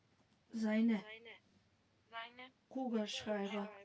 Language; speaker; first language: German; non-native, fluent; Macedonian